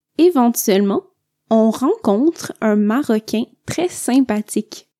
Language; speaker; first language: French; native; French